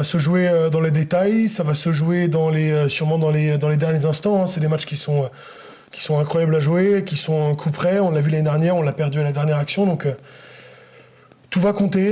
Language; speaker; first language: French; native; French